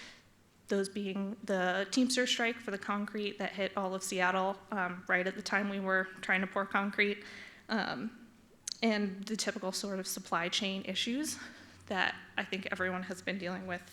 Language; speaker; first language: English; native; English